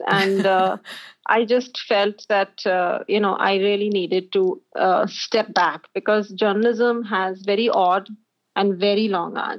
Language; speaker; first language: English; non-native, local second language; Hindi